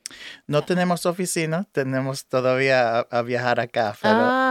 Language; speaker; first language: Spanish; early bilingual, heritage; English